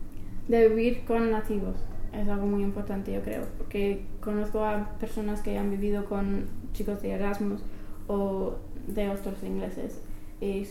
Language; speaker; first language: Spanish; non-native, fluent; English